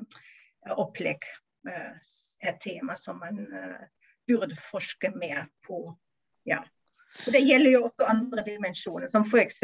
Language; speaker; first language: Norwegian; non-native, fluent; German